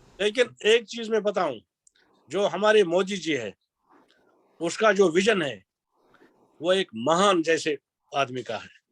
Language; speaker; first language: Urdu; non-native, local second language; Kashmiri